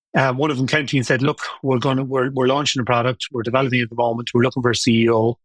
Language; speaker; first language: English; native; English